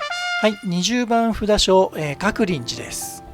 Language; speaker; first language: Japanese; native; Japanese